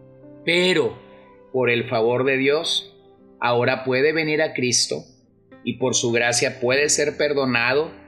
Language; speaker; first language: Spanish; native; Spanish